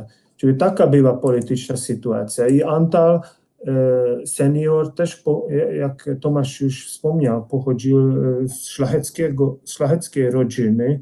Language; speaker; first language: Polish; non-native, fluent; Hungarian